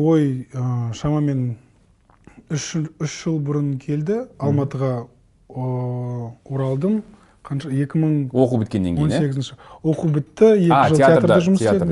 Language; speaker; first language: Kazakh; non-native, local second language; Russian